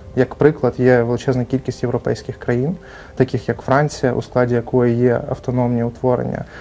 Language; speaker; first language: Ukrainian; non-native, local second language; Crimean Tatar